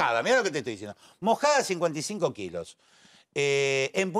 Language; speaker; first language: Spanish; native; Spanish